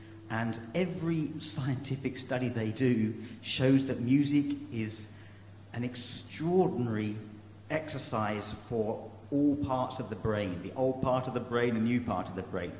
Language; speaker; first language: English; native; English